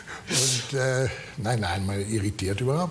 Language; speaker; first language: German; non-native, learner; Dutch